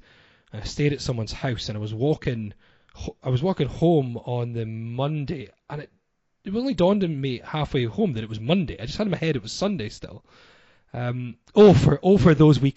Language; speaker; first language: English; native; English